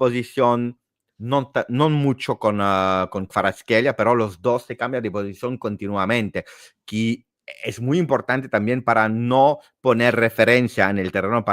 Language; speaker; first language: Spanish; non-native, fluent; Italian